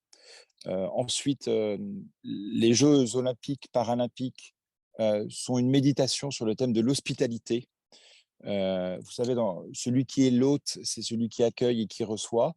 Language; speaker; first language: French; native; French